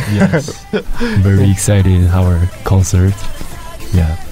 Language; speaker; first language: English; non-native, learner; Korean